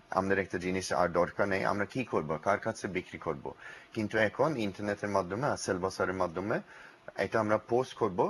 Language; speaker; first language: Bangla; non-native, learner; English